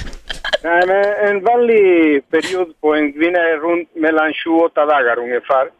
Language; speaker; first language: Swedish; non-native, learner; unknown